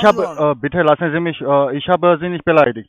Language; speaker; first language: German; non-native, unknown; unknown